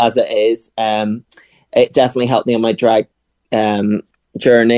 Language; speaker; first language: English; native; English